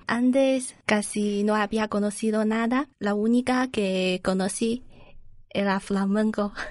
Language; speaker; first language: Spanish; non-native, learner; Chinese